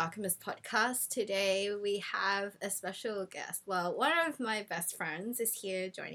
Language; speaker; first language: English; non-native, local second language; Cantonese